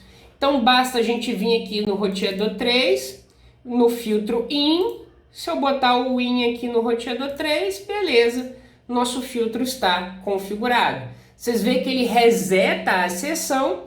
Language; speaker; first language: Portuguese; native; Portuguese